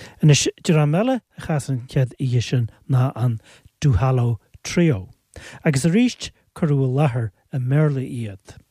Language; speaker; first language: Irish; native; Irish